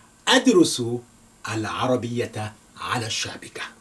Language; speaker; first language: Arabic; non-native, fluent; Yoruba